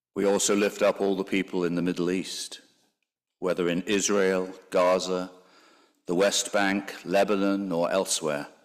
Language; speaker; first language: English; native; English